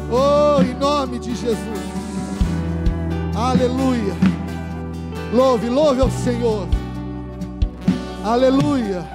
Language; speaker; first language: Portuguese; native; Portuguese